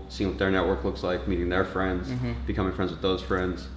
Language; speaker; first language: English; native; English